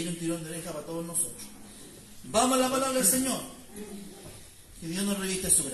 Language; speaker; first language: Spanish; native; Spanish